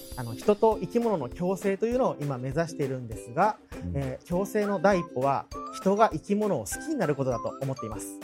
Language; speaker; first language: Japanese; native; Japanese